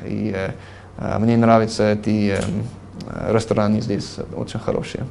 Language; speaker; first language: Russian; non-native, fluent; English